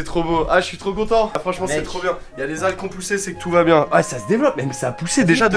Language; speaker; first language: French; native; French